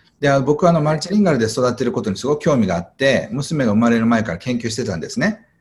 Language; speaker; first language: Japanese; native; Japanese